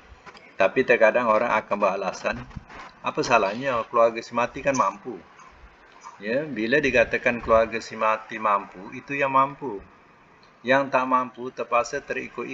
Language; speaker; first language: Malay; native; Malay